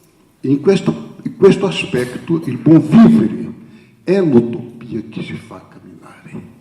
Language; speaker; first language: Italian; non-native, fluent; Portuguese